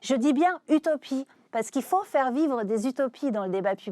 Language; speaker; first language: French; native; French